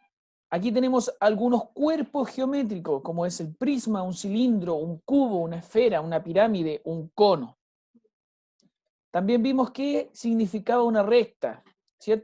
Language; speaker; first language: Spanish; native; Spanish